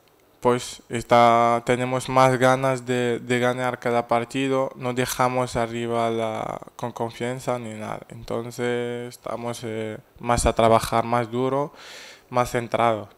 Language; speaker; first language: Spanish; non-native, fluent; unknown